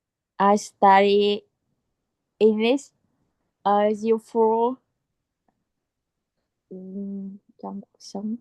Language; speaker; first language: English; non-native, learner; Vietnamese